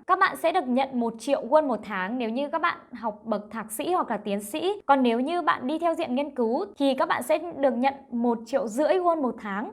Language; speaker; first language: Vietnamese; native; Vietnamese